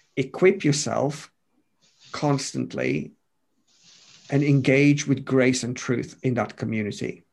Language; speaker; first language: English; non-native, fluent; Romanian